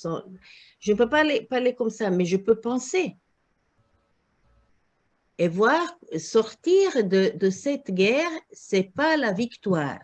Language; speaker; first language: French; non-native, learner; Croatian